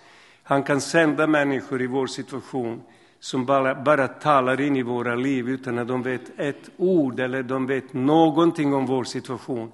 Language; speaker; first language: Swedish; non-native, fluent; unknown